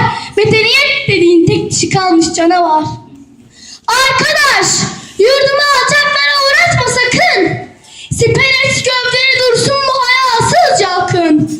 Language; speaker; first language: Turkish; native; Turkish